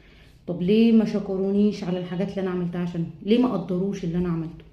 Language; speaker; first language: Arabic; native; Arabic